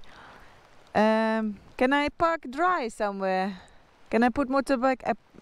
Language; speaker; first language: English; non-native, fluent; Dutch